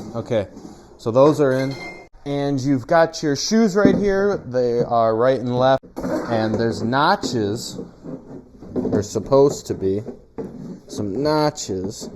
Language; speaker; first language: English; native; English